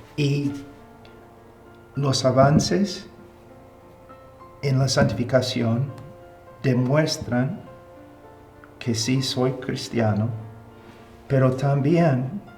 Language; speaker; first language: Spanish; non-native, fluent; English